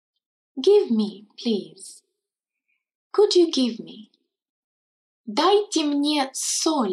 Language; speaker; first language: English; non-native, fluent; Russian